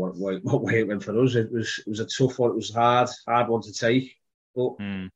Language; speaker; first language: English; native; English